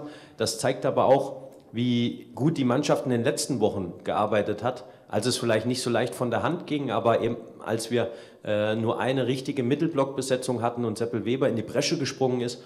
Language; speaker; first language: German; native; German